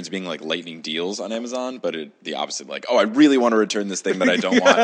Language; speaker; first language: English; native; English